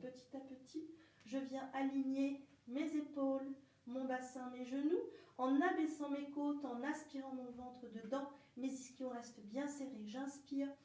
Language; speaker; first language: French; native; French